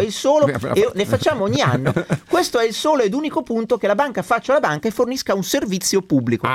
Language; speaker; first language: Italian; native; Italian